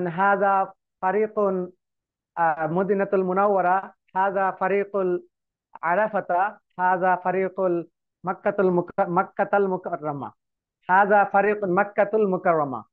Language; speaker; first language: Arabic; non-native, learner; Bangla